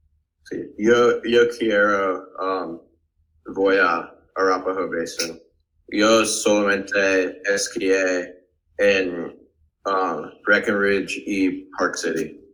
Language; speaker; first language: Spanish; non-native, learner; English